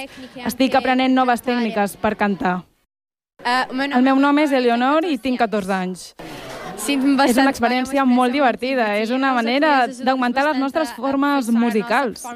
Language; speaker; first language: Catalan; non-native, learner; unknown